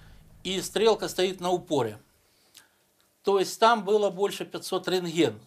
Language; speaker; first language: Russian; native; Russian